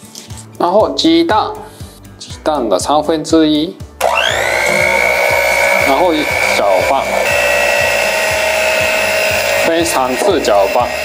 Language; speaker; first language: Chinese; non-native, fluent; Japanese